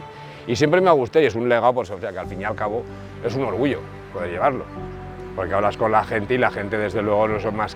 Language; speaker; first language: Spanish; native; Spanish